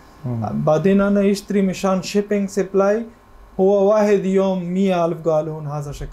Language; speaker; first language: Arabic; non-native, learner; Urdu